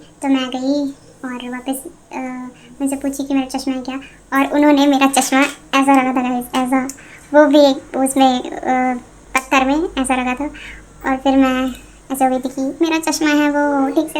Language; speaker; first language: Hindi; native; Hindi